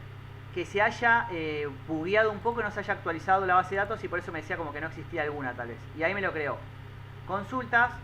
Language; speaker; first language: Spanish; native; Spanish